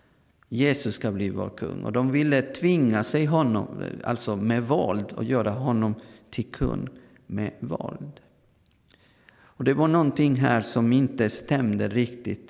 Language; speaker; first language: Swedish; non-native, fluent; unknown